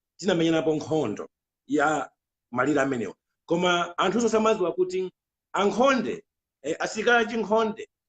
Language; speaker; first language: Nyanja; non-native, local second language; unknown